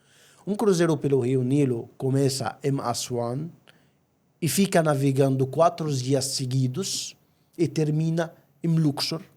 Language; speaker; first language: Portuguese; non-native, fluent; Arabic